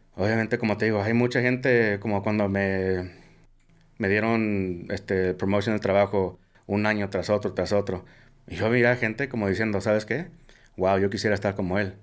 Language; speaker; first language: Spanish; early bilingual, heritage; Spanish